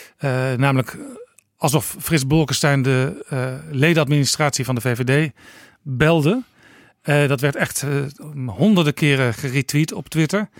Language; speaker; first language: Dutch; native; Dutch